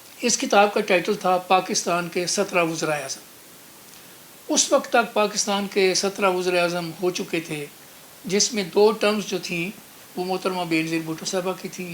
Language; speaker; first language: Urdu; non-native, local second language; Punjabi